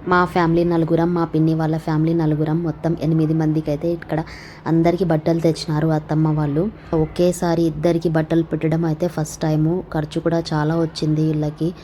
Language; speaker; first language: Telugu; non-native, local second language; Urdu